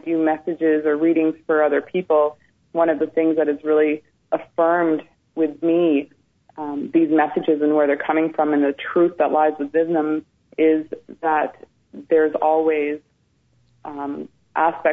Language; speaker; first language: English; native; English